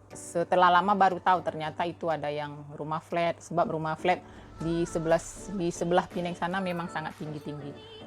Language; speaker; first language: Indonesian; native; Indonesian